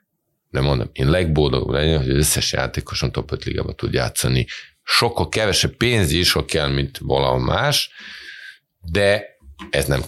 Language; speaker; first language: Hungarian; non-native, fluent; Serbian